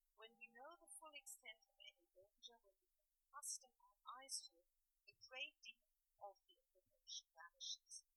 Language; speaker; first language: English; non-native, fluent; German